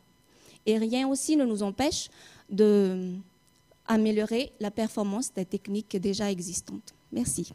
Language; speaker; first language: French; non-native, local second language; Malagasy